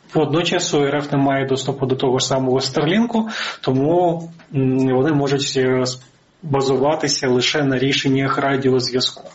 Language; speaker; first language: Ukrainian; native; Ukrainian